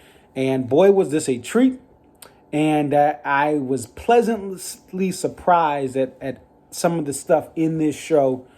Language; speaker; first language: English; native; English